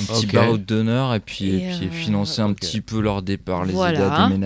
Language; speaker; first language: French; native; French